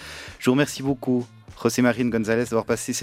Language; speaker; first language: French; native; French